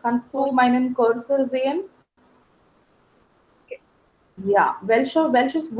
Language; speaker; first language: German; non-native, fluent; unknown